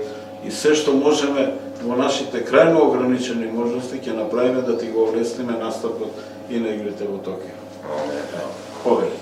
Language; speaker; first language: Macedonian; native; Macedonian